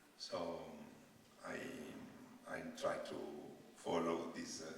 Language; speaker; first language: English; non-native, learner; Italian